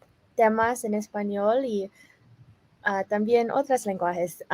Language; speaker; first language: Spanish; non-native, fluent; English